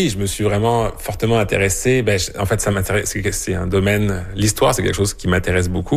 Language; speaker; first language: French; native; French